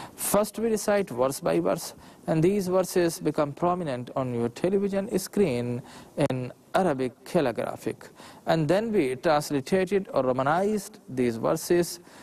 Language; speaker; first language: English; non-native, local second language; Urdu